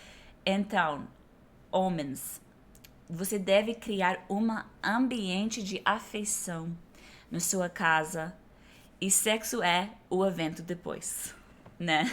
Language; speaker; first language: Portuguese; non-native, fluent; English